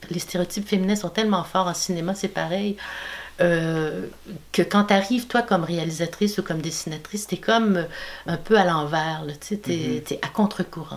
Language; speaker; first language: French; native; French